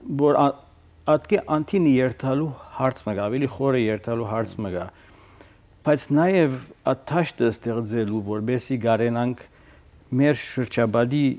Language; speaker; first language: Armenian; early bilingual, heritage; Armenian